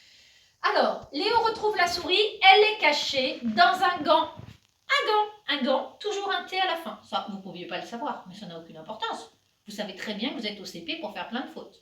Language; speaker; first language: French; native; French